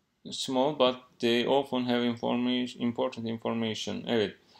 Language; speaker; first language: English; non-native, fluent; Turkish